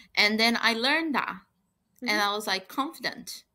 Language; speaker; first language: English; non-native, fluent; Portuguese